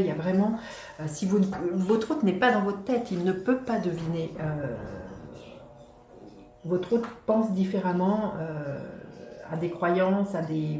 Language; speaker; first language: French; native; French